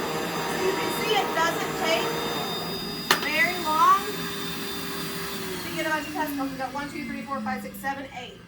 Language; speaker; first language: English; native; English